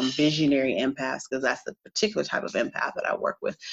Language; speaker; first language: English; native; English